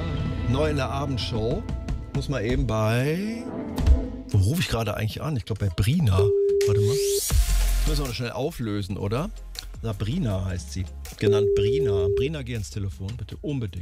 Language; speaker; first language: German; native; German